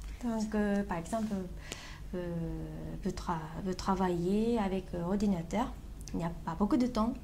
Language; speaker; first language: French; non-native, learner; Japanese